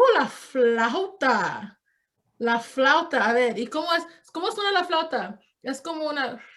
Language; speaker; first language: Spanish; early bilingual, heritage; Spanish